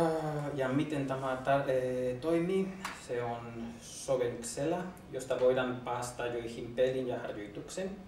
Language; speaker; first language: Finnish; non-native, learner; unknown